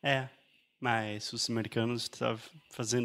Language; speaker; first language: Portuguese; non-native, fluent; English